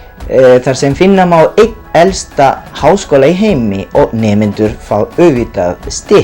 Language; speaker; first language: Icelandic; non-native, fluent; Italian